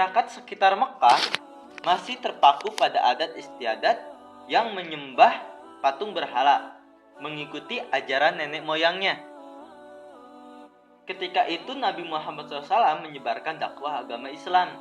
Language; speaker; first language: Indonesian; native; Indonesian